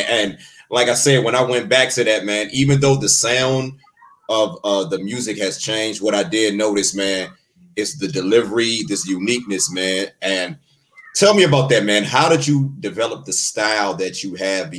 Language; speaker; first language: English; native; English